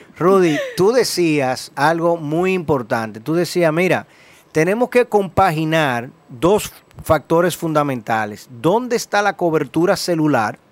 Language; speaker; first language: Spanish; native; Spanish